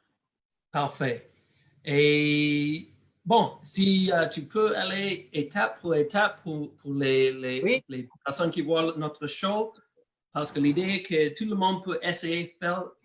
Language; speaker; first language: French; non-native, learner; English